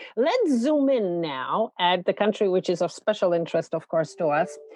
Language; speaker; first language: English; non-native, fluent; Polish